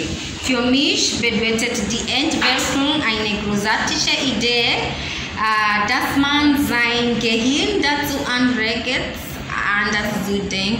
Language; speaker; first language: German; non-native, learner; English